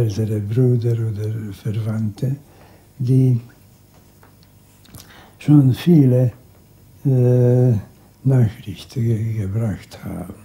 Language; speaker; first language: German; non-native, local second language; Hungarian